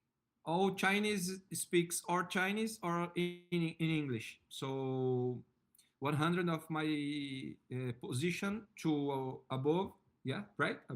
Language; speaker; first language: English; non-native, learner; Portuguese